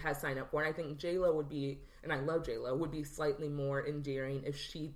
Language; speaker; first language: English; native; English